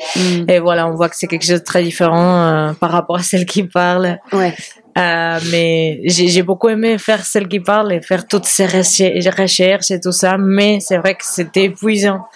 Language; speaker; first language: French; non-native, fluent; Spanish